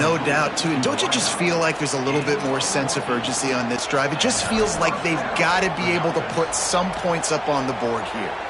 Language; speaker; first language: English; native; English